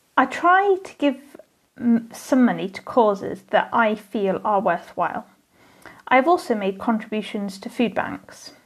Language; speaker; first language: English; native; English